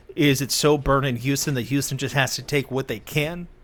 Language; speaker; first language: English; native; English